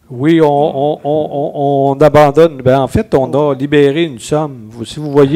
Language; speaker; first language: French; native; French